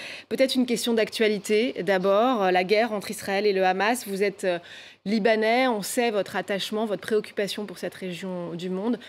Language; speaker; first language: French; native; French